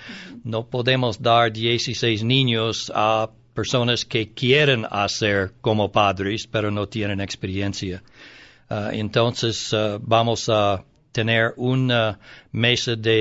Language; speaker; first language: Spanish; non-native, learner; English